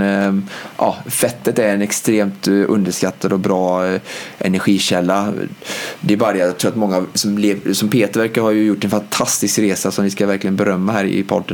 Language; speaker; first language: Swedish; native; Swedish